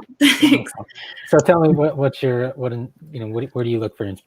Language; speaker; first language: English; native; English